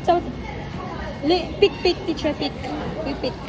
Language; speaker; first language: English; non-native, local second language; Cebuano